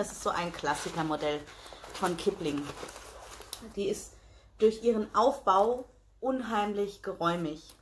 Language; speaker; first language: German; native; German